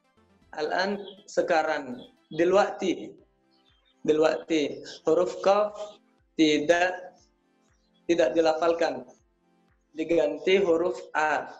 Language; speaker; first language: Indonesian; non-native, learner; Arabic